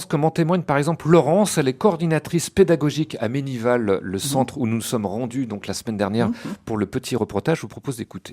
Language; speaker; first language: French; native; French